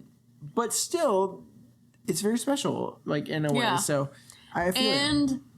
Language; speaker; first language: English; native; English